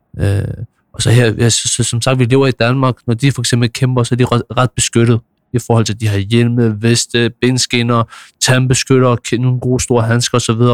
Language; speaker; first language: Danish; early bilingual, other home language; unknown